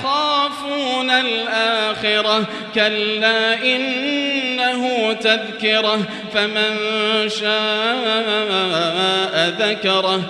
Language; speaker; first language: Arabic; native; Arabic